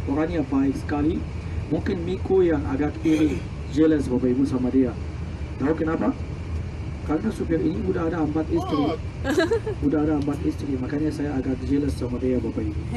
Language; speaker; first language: Indonesian; non-native, fluent; Arabic